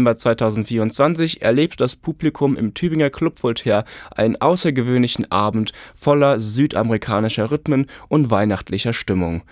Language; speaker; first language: German; native; German